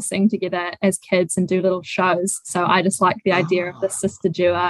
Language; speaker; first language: English; native; English